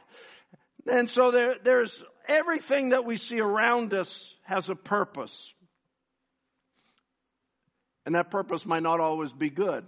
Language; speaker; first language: English; native; English